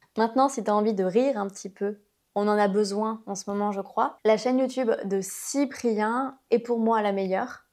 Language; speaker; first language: French; native; French